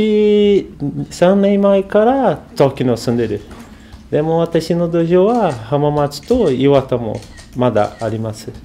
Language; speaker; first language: Japanese; non-native, learner; Portuguese